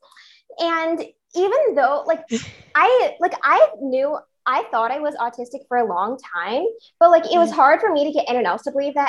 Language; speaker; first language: English; native; English